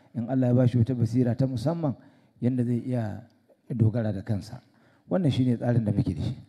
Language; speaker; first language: Hausa; native; Hausa